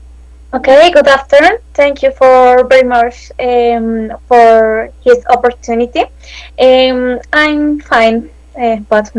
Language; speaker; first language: English; non-native, learner; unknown